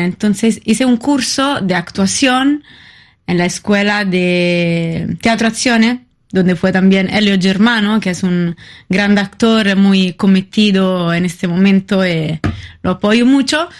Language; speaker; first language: Spanish; non-native, fluent; Italian